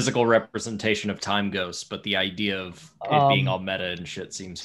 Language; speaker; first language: English; native; English